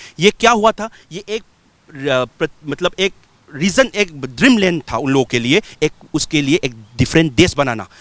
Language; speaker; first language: Hindi; non-native, local second language; Manipuri